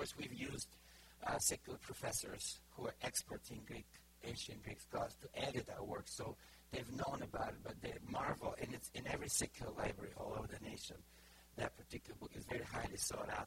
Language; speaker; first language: English; non-native, fluent; Bulgarian